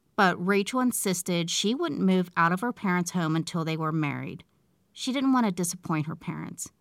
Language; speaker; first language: English; native; English